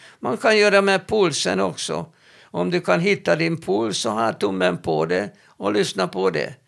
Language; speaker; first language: Swedish; non-native, fluent; Hebrew